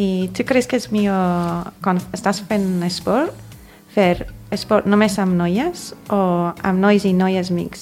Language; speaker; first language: Catalan; non-native, fluent; English